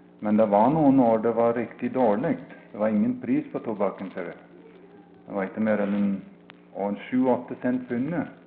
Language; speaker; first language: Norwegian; early bilingual, heritage; Norwegian